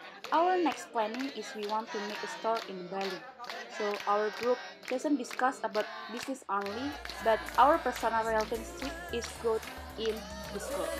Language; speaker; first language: English; non-native, learner; Indonesian